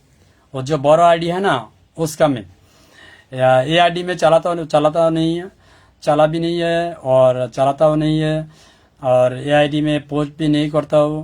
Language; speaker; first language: Hindi; non-native, learner; Bangla